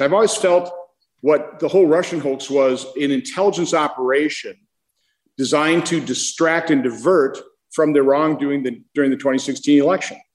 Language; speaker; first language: English; native; English